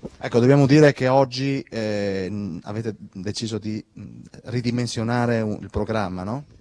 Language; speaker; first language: Italian; native; Italian